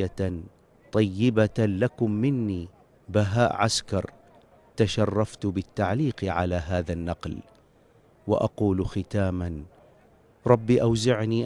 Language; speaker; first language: Arabic; native; Arabic